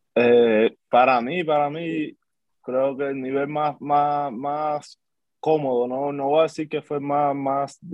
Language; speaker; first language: Spanish; native; Spanish